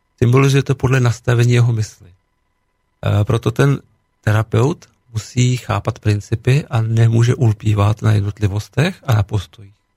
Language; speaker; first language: Czech; native; Czech